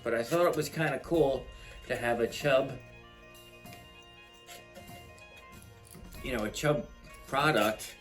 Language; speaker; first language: English; native; English